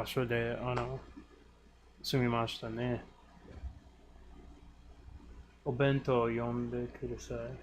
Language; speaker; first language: Japanese; non-native, learner; English